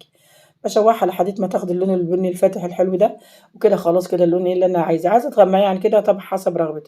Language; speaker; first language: Arabic; native; Arabic